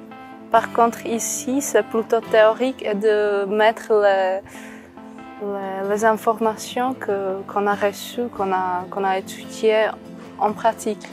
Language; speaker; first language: French; non-native, fluent; Czech